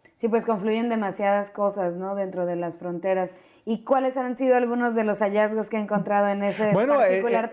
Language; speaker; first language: Spanish; native; Spanish